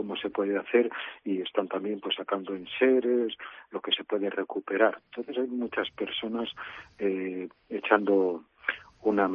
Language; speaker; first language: Spanish; native; Spanish